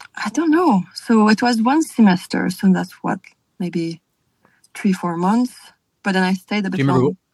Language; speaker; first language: English; non-native, fluent; French